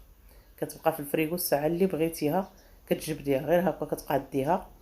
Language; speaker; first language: Arabic; native; Arabic